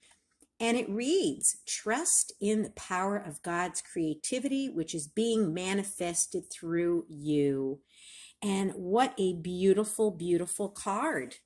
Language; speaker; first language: English; native; English